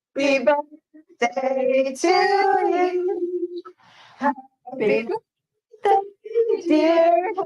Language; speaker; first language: English; native; English